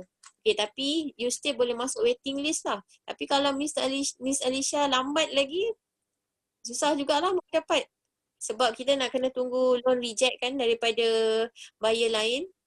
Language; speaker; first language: Malay; native; Malay